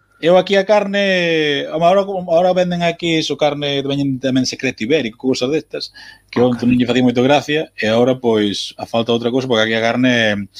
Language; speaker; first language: Galician; native; Galician